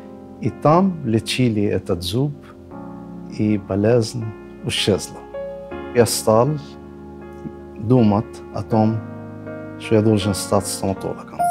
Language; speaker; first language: Russian; non-native, fluent; Arabic